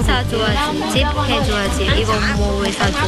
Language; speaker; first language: Korean; non-native, learner; Vietnamese